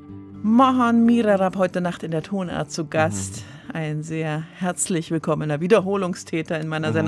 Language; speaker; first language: German; native; German